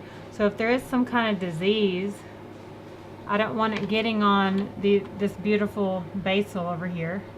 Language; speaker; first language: English; native; English